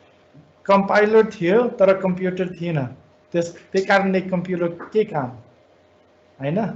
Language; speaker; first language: Nepali; non-native, fluent; English